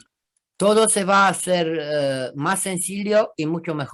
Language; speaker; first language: Spanish; non-native, fluent; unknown